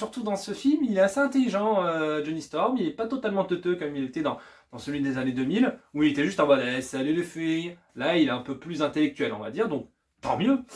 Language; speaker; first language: French; native; French